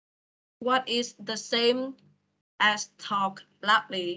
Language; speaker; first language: English; non-native, fluent; Vietnamese